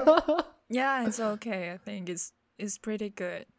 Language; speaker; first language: English; non-native, local second language; Cantonese